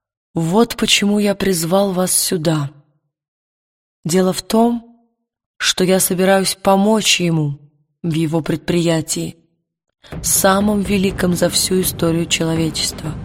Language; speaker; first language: Russian; native; Russian